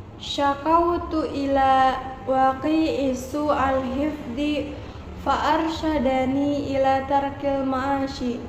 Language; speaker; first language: Arabic; non-native, learner; Indonesian